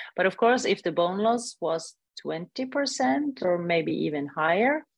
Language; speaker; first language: English; non-native, fluent; Norwegian